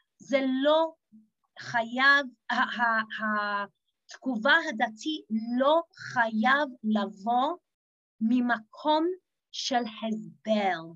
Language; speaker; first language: Hebrew; non-native, fluent; English